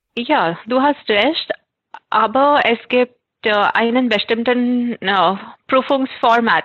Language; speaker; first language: German; non-native, fluent; Marathi